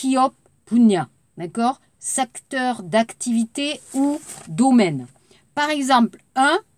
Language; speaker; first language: French; native; French